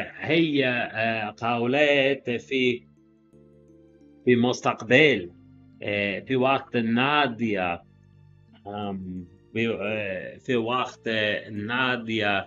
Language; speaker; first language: Arabic; non-native, learner; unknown